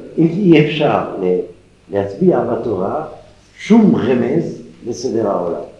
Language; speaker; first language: Hebrew; non-native, fluent; French